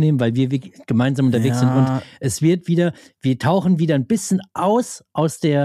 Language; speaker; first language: German; native; German